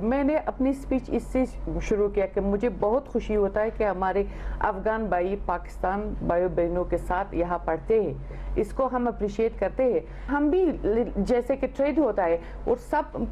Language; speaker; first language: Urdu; non-native, fluent; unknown